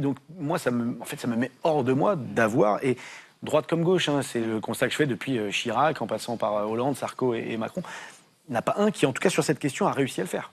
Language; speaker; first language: French; native; French